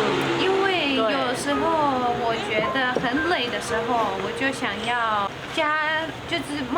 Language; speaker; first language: Chinese; non-native, learner; Russian